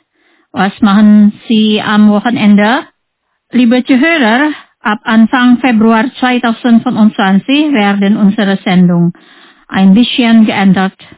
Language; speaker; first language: German; non-native, fluent; Indonesian